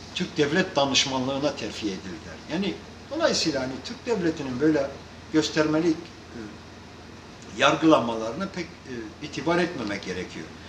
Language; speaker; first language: Turkish; non-native, local second language; Kurdish